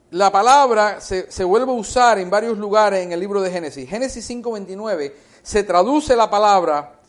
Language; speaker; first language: Spanish; early bilingual, heritage; Spanish